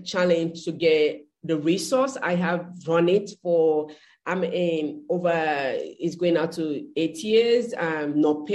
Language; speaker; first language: English; non-native, local second language; Krio